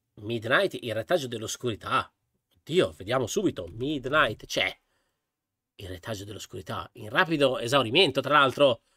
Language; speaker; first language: Italian; native; Italian